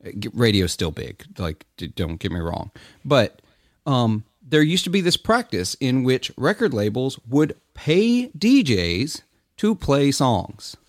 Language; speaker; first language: English; native; English